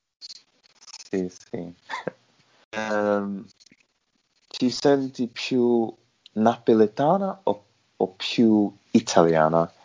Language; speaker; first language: Italian; non-native, learner; English